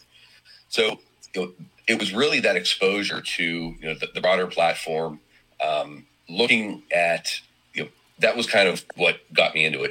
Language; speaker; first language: English; native; English